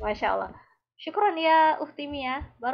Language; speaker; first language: Arabic; non-native, fluent; Indonesian